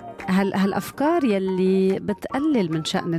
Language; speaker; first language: Arabic; native; Arabic